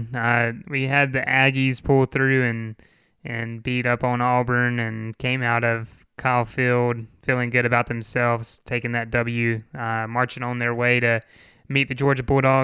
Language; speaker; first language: English; native; English